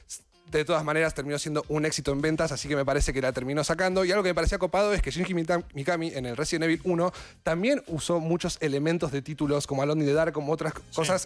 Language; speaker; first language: Spanish; native; Spanish